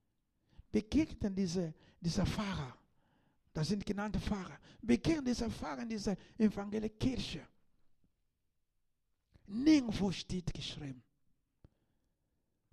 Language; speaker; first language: German; non-native, learner; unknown